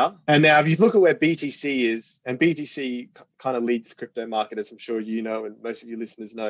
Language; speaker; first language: English; native; English